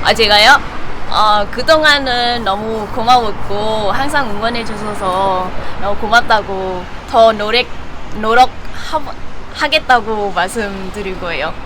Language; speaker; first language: Korean; non-native, fluent; Vietnamese